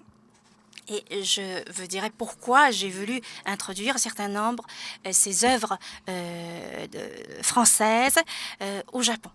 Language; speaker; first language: French; non-native, fluent; Japanese